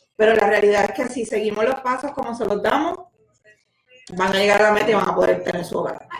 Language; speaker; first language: Spanish; native; Spanish